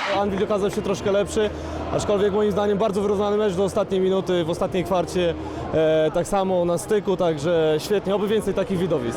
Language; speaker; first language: Polish; native; Polish